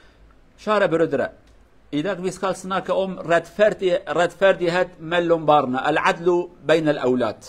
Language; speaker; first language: Swedish; non-native, learner; Kurdish